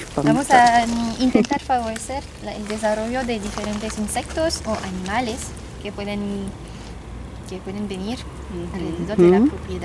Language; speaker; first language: Spanish; non-native, fluent; French